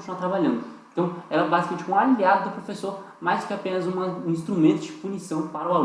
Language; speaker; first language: Portuguese; native; Portuguese